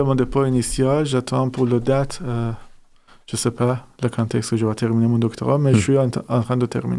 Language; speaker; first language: French; non-native, fluent; Persian